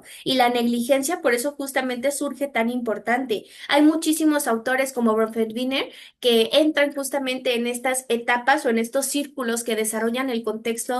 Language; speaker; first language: Spanish; native; Spanish